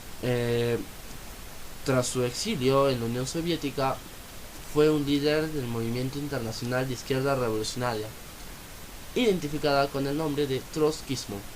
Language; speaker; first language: Spanish; native; Spanish